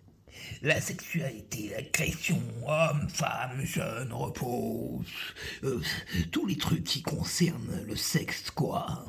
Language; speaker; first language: French; native; French